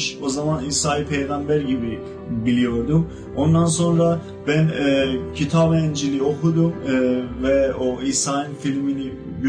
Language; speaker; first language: Turkish; non-native, local second language; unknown